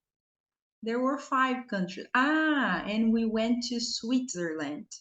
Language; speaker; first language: English; non-native, fluent; Portuguese